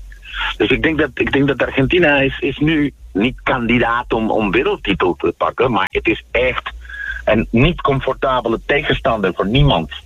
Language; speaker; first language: Dutch; non-native, fluent; Spanish